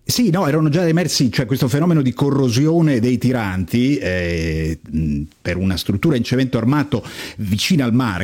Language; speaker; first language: Italian; native; Italian